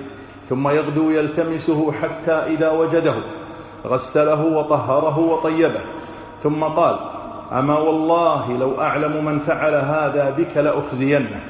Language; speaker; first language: Arabic; native; Arabic